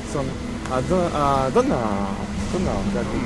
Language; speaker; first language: Japanese; non-native, learner; English